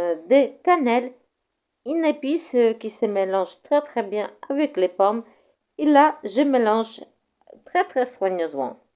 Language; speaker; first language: French; non-native, fluent; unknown